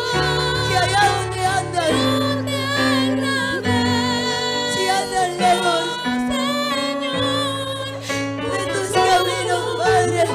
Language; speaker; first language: Spanish; native; Spanish